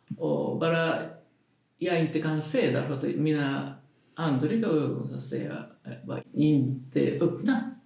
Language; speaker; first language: Swedish; non-native, learner; Japanese